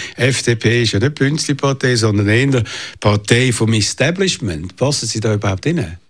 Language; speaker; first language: German; native; German